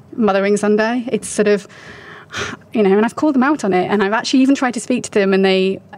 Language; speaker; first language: English; native; English